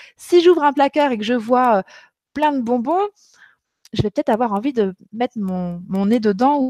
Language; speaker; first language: French; native; French